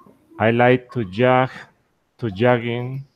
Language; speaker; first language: English; non-native, learner; Spanish